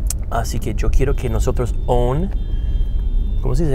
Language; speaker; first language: Spanish; non-native, fluent; English